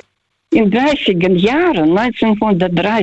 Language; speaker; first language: German; non-native, fluent; Russian